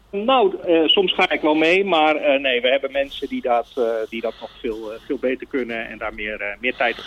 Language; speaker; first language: Dutch; native; Dutch